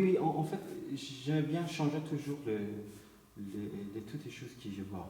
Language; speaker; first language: French; non-native, learner; Persian